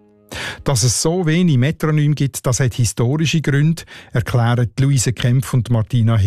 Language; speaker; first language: German; native; German